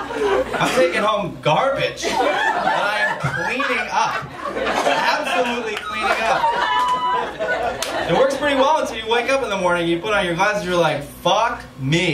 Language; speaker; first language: English; native; English